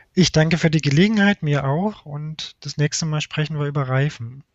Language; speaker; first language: German; native; German